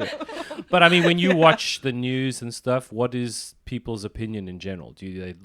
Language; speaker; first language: English; native; English